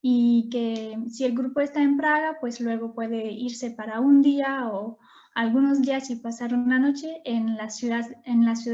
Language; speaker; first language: Spanish; non-native, fluent; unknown